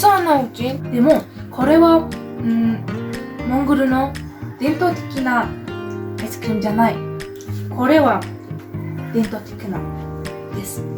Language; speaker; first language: Japanese; non-native, learner; Mongolian